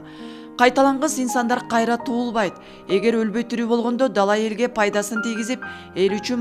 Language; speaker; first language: Kyrgyz; native; Kyrgyz